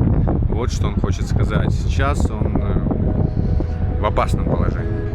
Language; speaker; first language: Russian; native; Russian